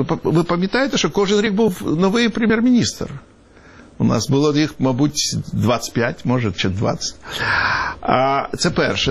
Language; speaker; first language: Ukrainian; non-native, local second language; Russian